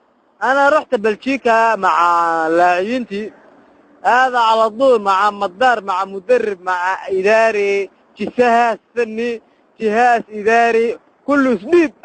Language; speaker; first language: Arabic; non-native, learner; Somali